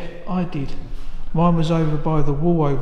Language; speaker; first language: English; native; English